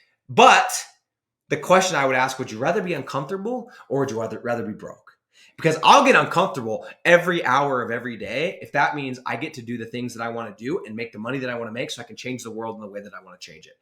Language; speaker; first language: English; native; English